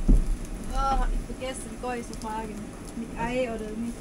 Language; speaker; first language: German; non-native, learner; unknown